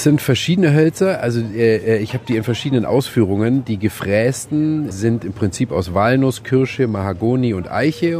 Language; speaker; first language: German; native; German